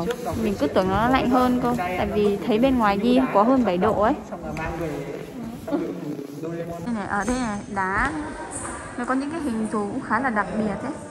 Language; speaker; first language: Vietnamese; native; Vietnamese